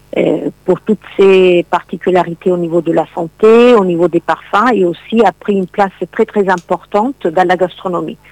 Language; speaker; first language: French; non-native, fluent; Italian